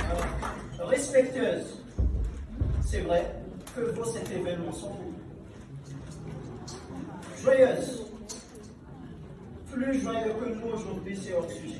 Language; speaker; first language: French; non-native, local second language; Malagasy